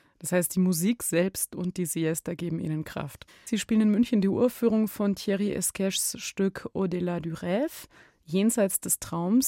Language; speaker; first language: German; native; German